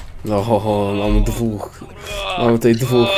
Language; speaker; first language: Polish; native; Polish